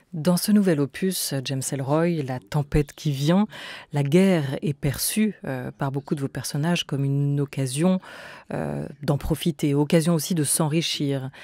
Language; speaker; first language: French; native; French